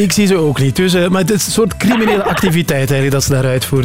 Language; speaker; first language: Dutch; native; Dutch